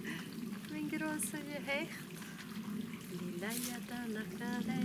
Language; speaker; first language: German; non-native, learner; Swedish